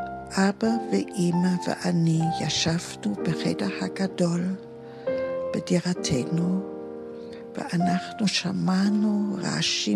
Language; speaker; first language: Hebrew; non-native, fluent; German